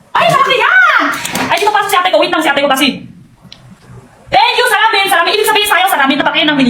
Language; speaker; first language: Filipino; non-native, learner; Chinese